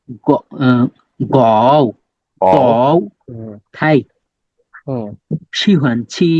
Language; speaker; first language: Chinese; non-native, learner; Bangla